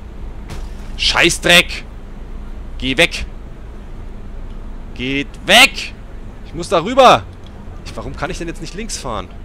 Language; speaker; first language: German; native; German